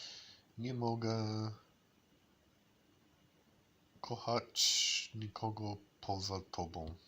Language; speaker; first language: Polish; non-native, learner; English